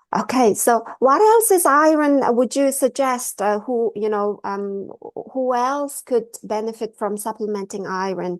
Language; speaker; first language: English; non-native, fluent; Mongolian